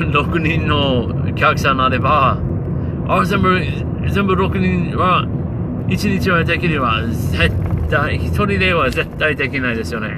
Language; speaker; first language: Japanese; non-native, learner; English